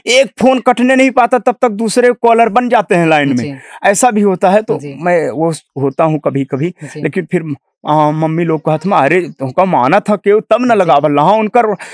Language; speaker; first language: Hindi; native; Hindi